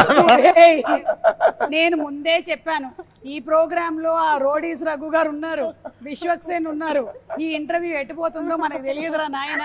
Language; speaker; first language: Telugu; native; Telugu